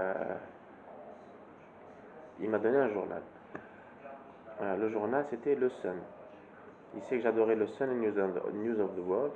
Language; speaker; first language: French; native; French